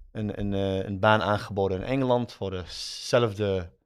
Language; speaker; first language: Dutch; early bilingual, other home language; Arabic